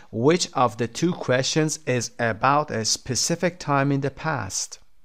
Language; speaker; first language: English; non-native, fluent; Persian